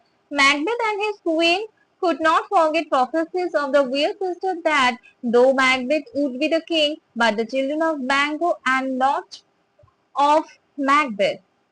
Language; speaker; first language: English; non-native, local second language; Bangla